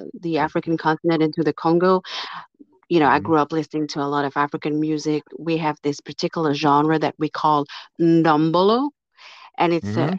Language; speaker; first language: English; non-native, fluent; French